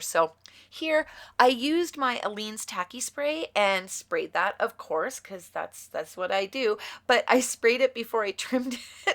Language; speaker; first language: English; native; English